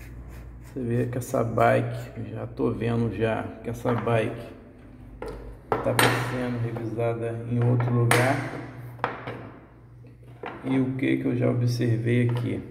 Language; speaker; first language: Portuguese; native; Portuguese